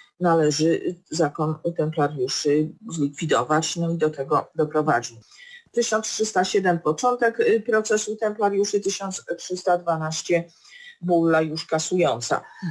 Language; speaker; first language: Polish; native; Polish